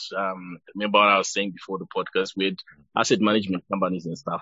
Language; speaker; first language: English; non-native, local second language; Shona